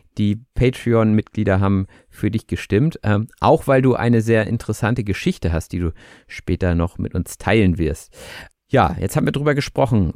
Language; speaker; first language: German; native; German